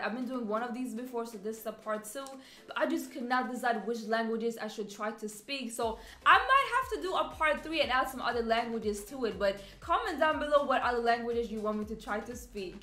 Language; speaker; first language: English; non-native, fluent; Swedish